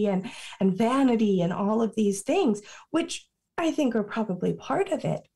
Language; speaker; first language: English; native; English